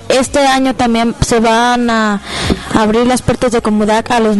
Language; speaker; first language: Spanish; native; Spanish